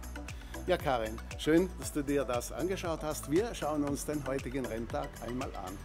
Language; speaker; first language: German; native; German